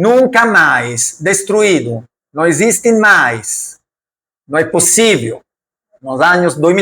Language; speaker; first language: Portuguese; non-native, learner; Italian